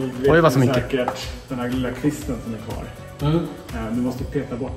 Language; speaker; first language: Swedish; native; Swedish